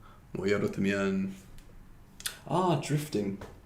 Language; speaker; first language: Korean; non-native, fluent; English